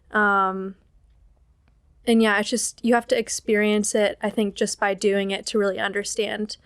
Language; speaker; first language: English; native; English